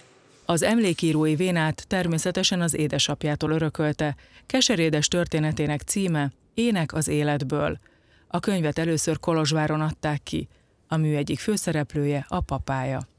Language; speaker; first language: Hungarian; native; Hungarian